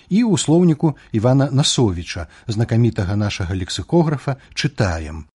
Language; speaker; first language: Belarusian; native; Belarusian